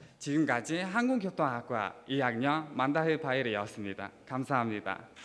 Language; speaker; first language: Korean; non-native, fluent; Mongolian